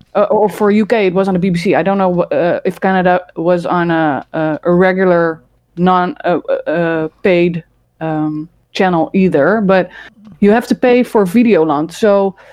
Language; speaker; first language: English; early bilingual, other home language; Dutch